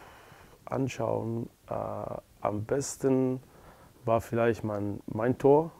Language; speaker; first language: German; non-native, learner; Persian